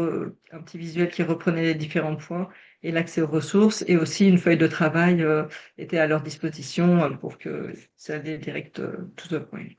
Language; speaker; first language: French; native; French